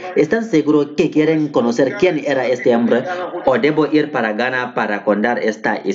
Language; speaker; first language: Spanish; non-native, fluent; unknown